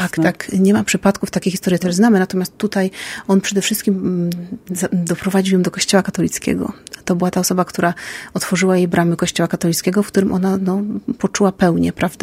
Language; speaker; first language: Polish; native; Polish